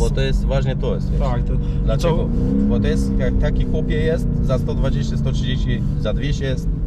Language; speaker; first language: Polish; non-native, learner; Turkish